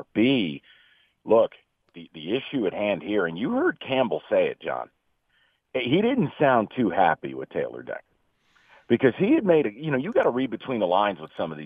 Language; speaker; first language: English; native; English